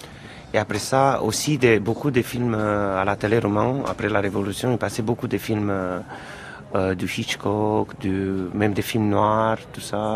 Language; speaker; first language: French; non-native, fluent; Romanian